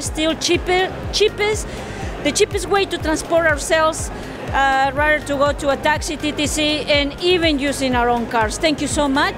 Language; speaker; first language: English; non-native, fluent; Spanish